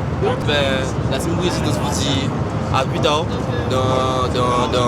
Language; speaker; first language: French; native; French